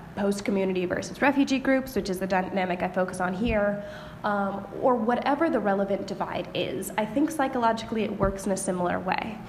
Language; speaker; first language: English; native; English